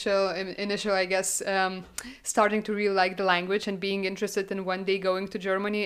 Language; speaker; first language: English; non-native, fluent; Lithuanian